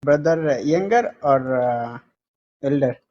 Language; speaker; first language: English; non-native, learner; Bangla